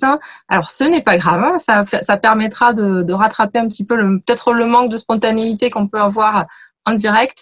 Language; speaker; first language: French; native; French